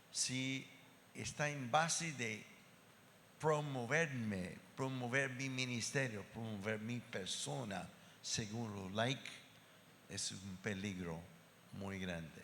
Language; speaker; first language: Spanish; non-native, fluent; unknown